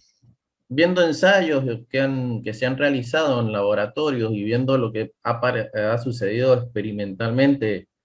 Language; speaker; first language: Spanish; native; Spanish